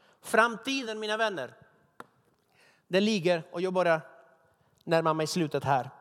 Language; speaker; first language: Swedish; non-native, fluent; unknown